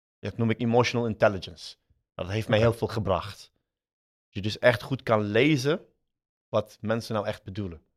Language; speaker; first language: Dutch; early bilingual, other home language; Arabic